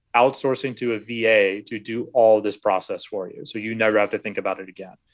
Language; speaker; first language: English; native; English